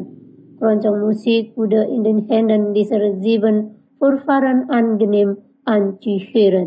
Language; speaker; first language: German; non-native, learner; Indonesian